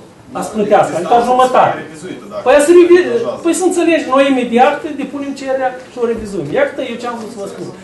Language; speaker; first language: Romanian; native; Romanian